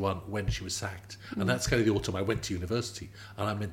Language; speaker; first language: English; native; English